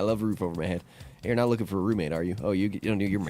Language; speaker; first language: English; native; English